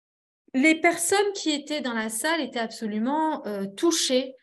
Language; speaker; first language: French; native; French